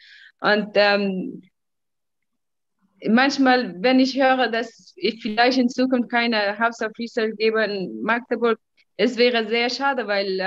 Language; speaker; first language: German; non-native, fluent; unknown